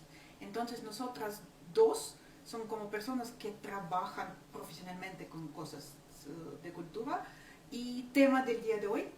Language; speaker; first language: Spanish; non-native, fluent; Ukrainian